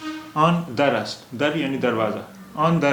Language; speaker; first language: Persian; non-native, fluent; Urdu